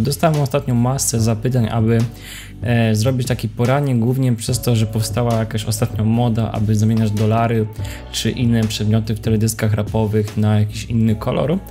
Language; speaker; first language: Polish; native; Polish